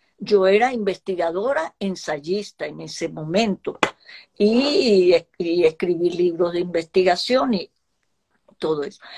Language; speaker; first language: Spanish; early bilingual, other home language; Hebrew